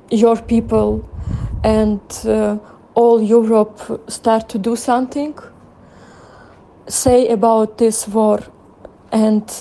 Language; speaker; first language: English; non-native, learner; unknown